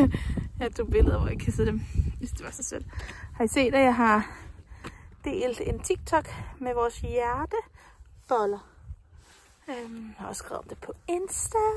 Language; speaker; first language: Danish; native; Danish